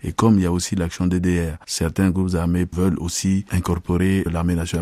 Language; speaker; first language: French; non-native, local second language; Sango